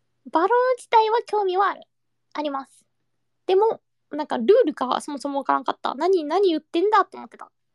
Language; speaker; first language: Japanese; early bilingual, heritage; Japanese